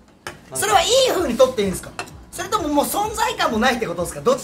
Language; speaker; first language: Japanese; native; Japanese